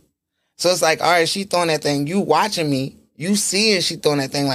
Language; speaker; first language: English; native; English